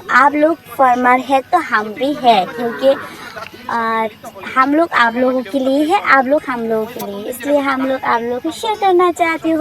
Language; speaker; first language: Hindi; non-native, local second language; Bodo